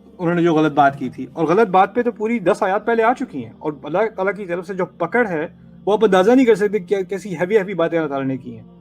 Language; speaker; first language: Urdu; early bilingual, heritage; Urdu